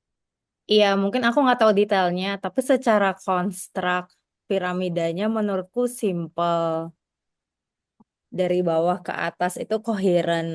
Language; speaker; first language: Indonesian; native; Indonesian